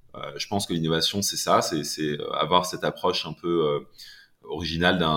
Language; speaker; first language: French; native; French